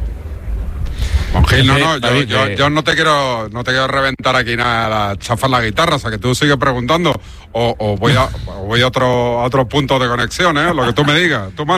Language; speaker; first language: Spanish; native; Spanish